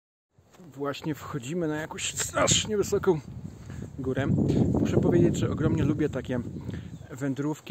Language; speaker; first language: Polish; native; Polish